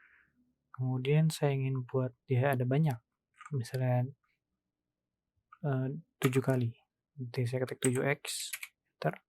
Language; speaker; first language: Indonesian; native; Indonesian